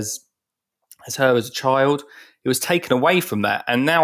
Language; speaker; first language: English; native; English